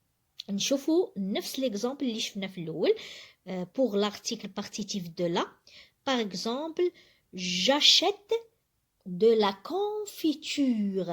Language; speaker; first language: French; non-native, local second language; Arabic